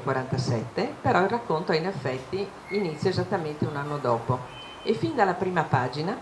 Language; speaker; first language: Italian; native; Italian